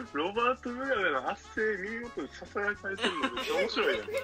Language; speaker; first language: Japanese; native; Japanese